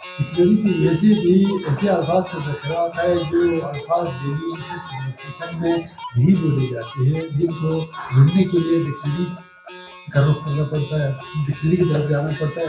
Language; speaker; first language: Urdu; non-native, local second language; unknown